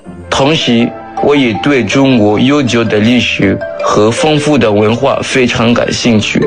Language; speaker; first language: Chinese; non-native, fluent; French